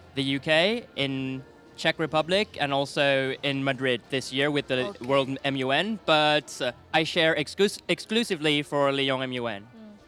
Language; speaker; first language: English; non-native, fluent; Thai